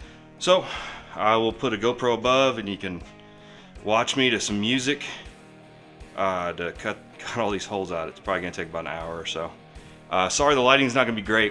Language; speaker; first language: English; native; English